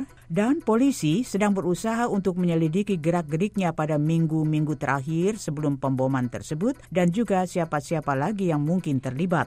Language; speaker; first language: Indonesian; native; Indonesian